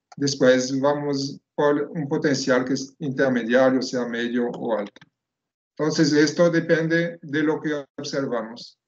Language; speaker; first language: Spanish; non-native, fluent; French